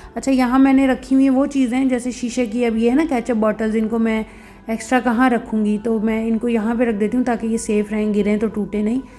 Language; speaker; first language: Urdu; native; Urdu